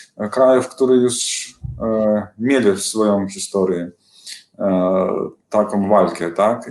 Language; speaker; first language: Polish; non-native, learner; Belarusian